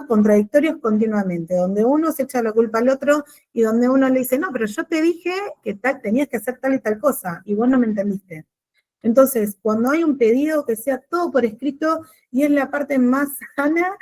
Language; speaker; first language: Spanish; native; Spanish